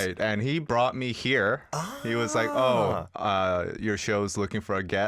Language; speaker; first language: English; early bilingual, other home language; Korean